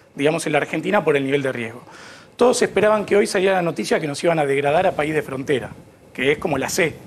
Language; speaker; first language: Spanish; native; Spanish